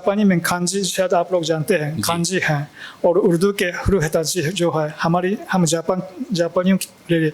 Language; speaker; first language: Hindi; non-native, fluent; Japanese